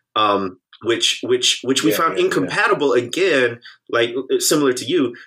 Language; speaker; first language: English; native; English